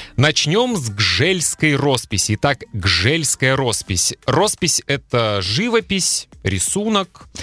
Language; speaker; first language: Russian; native; Russian